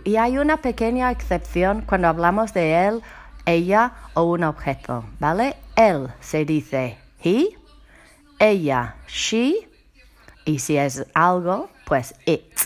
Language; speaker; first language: Spanish; non-native, fluent; English